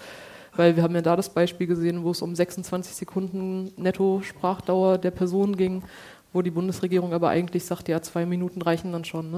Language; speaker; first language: German; native; German